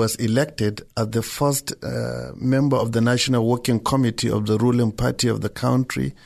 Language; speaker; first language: English; non-native, local second language; Hausa